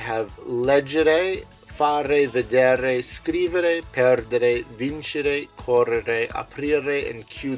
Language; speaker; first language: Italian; non-native, fluent; English